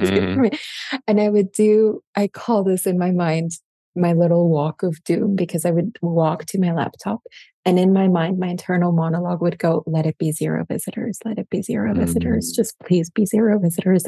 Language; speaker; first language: English; non-native, fluent; German